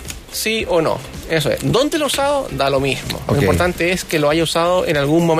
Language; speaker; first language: Spanish; native; Spanish